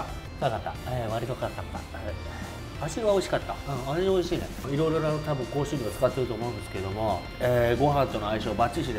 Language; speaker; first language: Japanese; native; Japanese